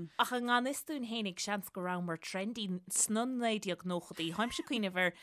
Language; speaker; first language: Irish; native; Irish